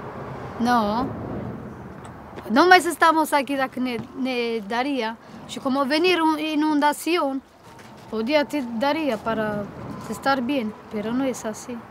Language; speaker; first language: Spanish; non-native, learner; Romanian